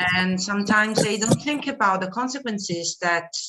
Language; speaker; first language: English; non-native, fluent; Italian